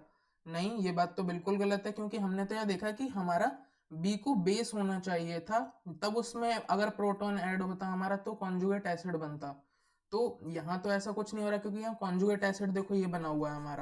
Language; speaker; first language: Hindi; native; Hindi